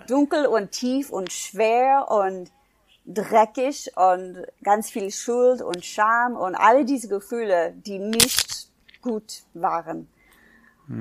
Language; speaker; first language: German; non-native, fluent; English